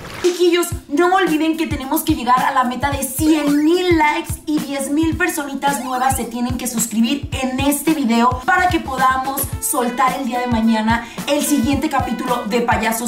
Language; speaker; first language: Spanish; native; Spanish